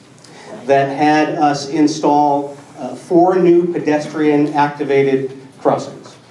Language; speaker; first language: English; native; English